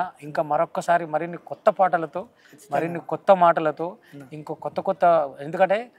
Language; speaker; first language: Telugu; native; Telugu